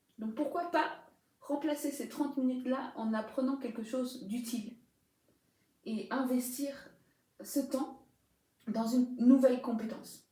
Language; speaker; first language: French; native; French